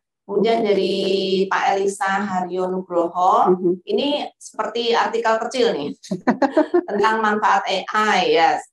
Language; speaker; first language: Indonesian; native; Indonesian